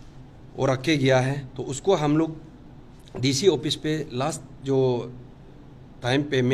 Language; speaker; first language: Hindi; non-native, local second language; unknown